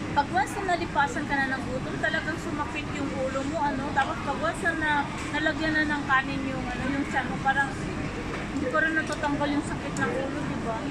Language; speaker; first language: Filipino; non-native, local second language; Cebuano